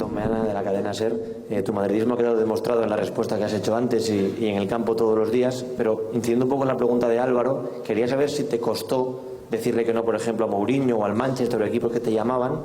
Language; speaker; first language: Spanish; native; Spanish